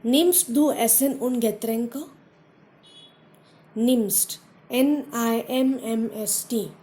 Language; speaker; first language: German; non-native, fluent; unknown